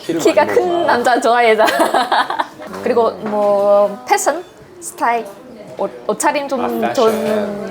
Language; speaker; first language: Korean; non-native, learner; Vietnamese